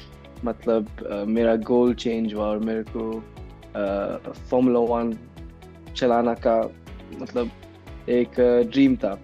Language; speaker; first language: Hindi; non-native, local second language; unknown